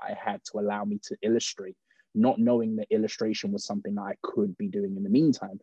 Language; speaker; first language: English; native; English